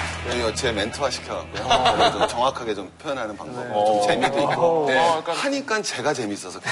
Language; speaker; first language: Korean; native; Korean